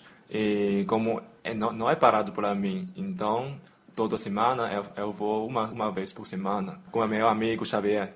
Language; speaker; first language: Portuguese; non-native, learner; Chinese